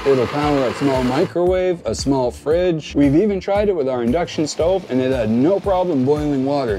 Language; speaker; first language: English; native; English